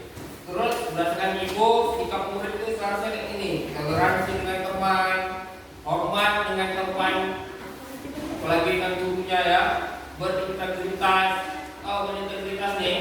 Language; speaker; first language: Indonesian; native; Indonesian